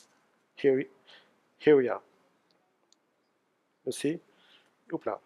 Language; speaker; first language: English; non-native, learner; French